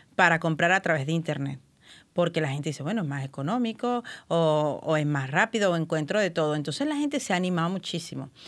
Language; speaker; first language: Spanish; native; Spanish